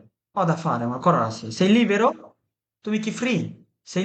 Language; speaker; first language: Italian; non-native, fluent; Bangla